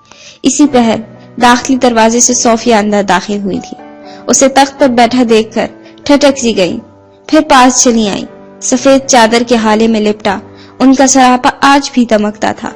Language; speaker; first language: Urdu; native; Urdu